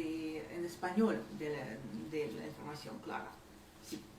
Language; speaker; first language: Spanish; non-native, fluent; Ukrainian